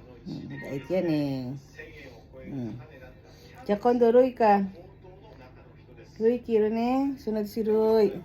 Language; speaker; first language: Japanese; non-native, learner; Filipino